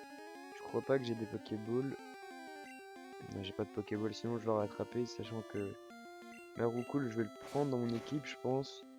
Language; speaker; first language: French; native; French